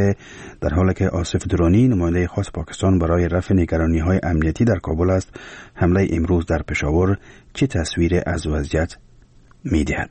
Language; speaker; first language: Persian; native; Persian